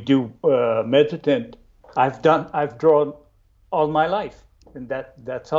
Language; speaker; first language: English; native; English